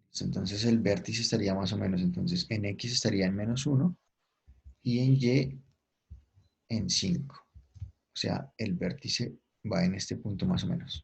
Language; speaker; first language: Spanish; native; Spanish